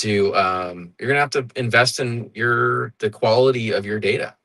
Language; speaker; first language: English; native; English